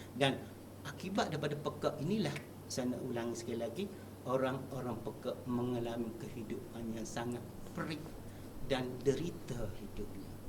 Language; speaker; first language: Malay; native; Malay